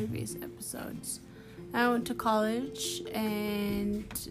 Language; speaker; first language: English; non-native, fluent; Amharic